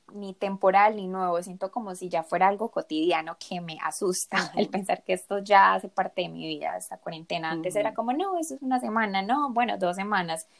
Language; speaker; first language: Spanish; native; Spanish